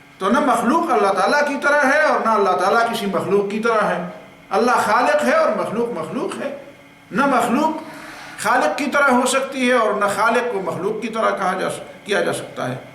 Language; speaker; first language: Urdu; non-native, local second language; Pashto